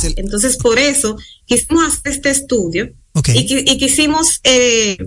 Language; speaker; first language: Spanish; native; Spanish